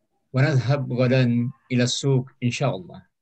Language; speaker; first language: Arabic; non-native, learner; Indonesian